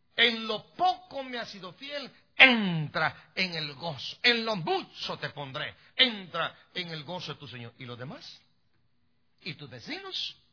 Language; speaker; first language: Spanish; native; Spanish